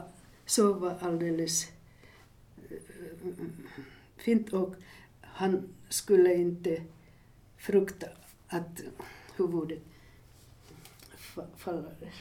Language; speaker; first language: Swedish; non-native, fluent; Finnish